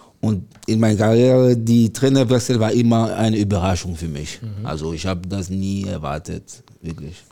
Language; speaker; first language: German; non-native, learner; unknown